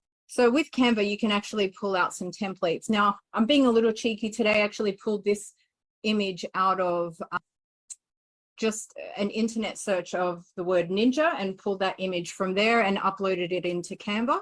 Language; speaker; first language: English; native; English